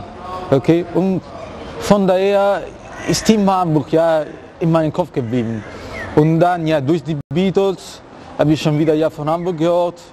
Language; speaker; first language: German; early bilingual, other home language; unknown